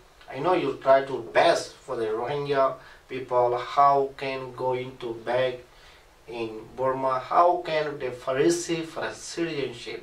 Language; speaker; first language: English; non-native, learner; Rohingya